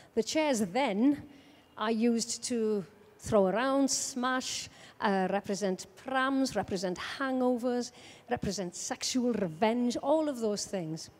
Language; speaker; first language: English; native; English